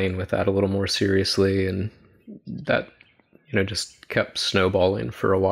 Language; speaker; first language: English; native; English